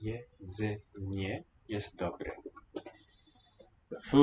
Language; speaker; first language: Polish; non-native, learner; English